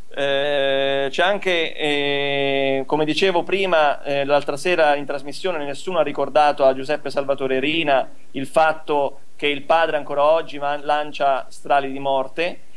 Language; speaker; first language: Italian; native; Italian